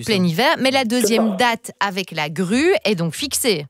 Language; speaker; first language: French; native; French